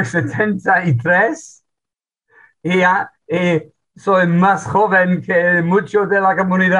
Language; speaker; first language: Spanish; non-native, learner; English